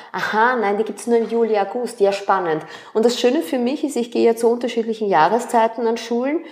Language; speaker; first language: German; early bilingual, other home language; Spanish